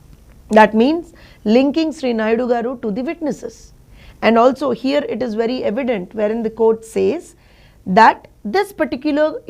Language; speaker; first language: English; non-native, local second language; Telugu